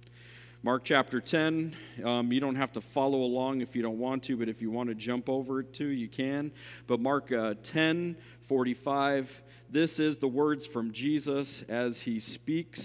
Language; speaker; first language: English; native; English